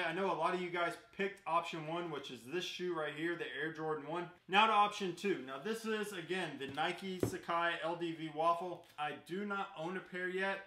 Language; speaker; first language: English; native; English